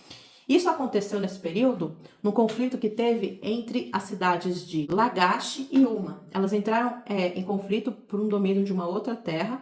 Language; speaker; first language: Portuguese; native; Portuguese